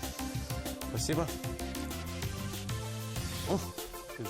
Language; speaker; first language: Russian; non-native, local second language; Tatar